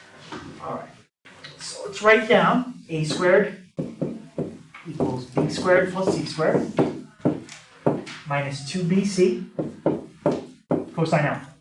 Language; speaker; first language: English; native; English